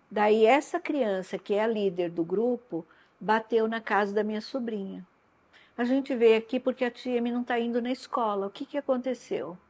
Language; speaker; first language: Portuguese; non-native, local second language; Japanese